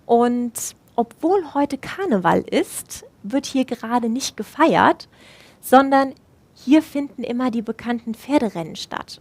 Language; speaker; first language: German; native; German